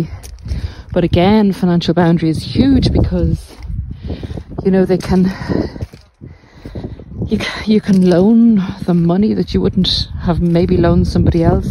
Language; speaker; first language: English; native; English